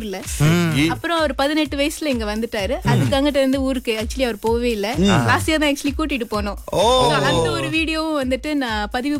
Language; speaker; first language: Tamil; early bilingual, heritage; Tamil